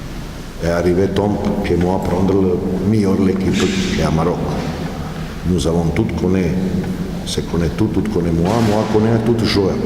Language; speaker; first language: French; non-native, learner; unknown